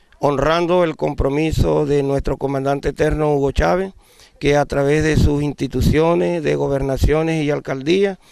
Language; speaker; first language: Spanish; native; Spanish